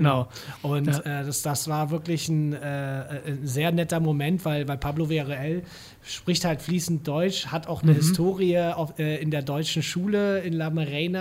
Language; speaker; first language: German; native; German